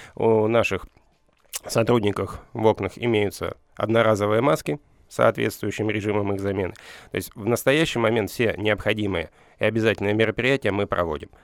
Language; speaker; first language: Russian; native; Russian